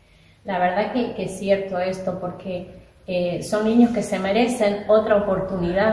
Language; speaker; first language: Spanish; native; Spanish